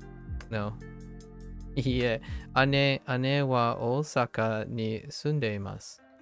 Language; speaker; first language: Japanese; non-native, learner; English